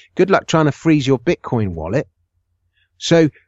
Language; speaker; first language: English; native; English